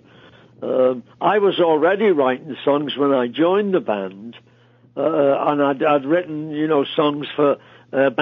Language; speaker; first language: English; native; English